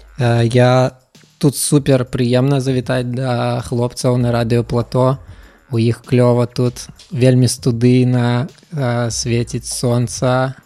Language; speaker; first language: Belarusian; non-native, local second language; Russian